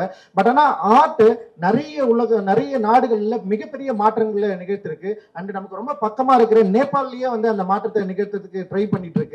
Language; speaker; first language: Tamil; native; Tamil